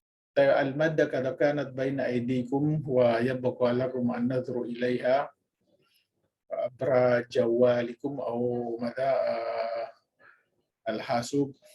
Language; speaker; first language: Arabic; non-native, fluent; Indonesian